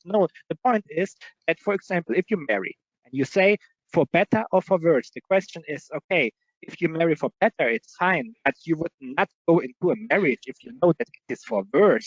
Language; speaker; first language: English; non-native, fluent; German